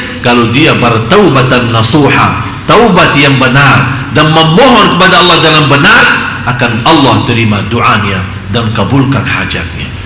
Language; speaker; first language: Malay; non-native, fluent; Arabic